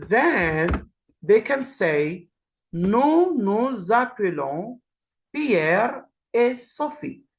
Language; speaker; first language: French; non-native, learner; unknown